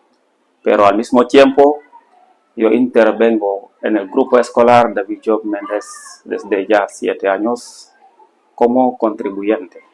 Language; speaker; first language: Spanish; non-native, fluent; Serer